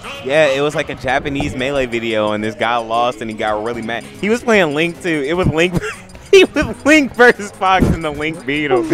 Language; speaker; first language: English; native; English